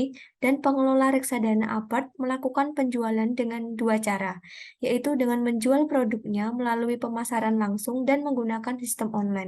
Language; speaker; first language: Indonesian; native; Indonesian